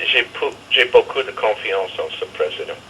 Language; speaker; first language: French; non-native, learner; English